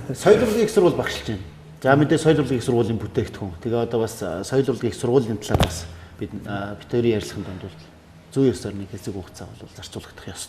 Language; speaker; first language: Mongolian; native; Mongolian